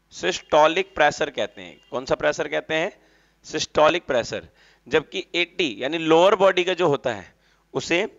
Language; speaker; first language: Hindi; native; Hindi